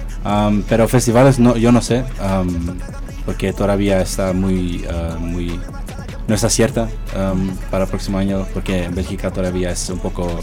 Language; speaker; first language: Spanish; early bilingual, heritage; Spanish